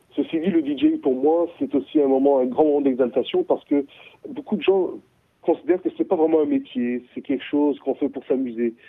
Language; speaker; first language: French; non-native, local second language; Sango